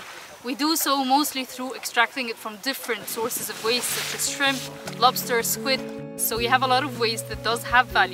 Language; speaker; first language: English; non-native, fluent; Arabic